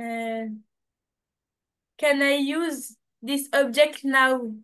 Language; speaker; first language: English; non-native, learner; French